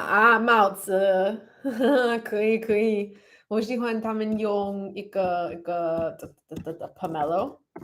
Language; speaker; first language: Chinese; non-native, learner; English